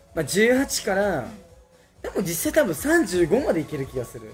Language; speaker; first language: Japanese; early bilingual, other home language; Spanish